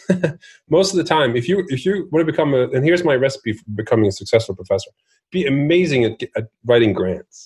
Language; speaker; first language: English; non-native, fluent; Norwegian